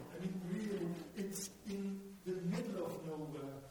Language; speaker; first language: English; non-native, fluent; German